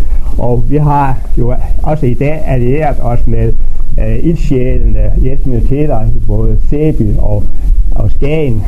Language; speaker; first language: Danish; native; Danish